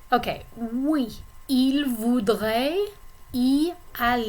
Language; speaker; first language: French; non-native, fluent; English